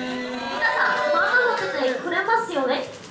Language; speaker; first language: Japanese; non-native, learner; Korean